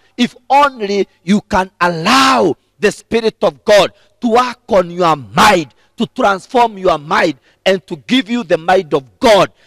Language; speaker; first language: English; non-native, local second language; Swahili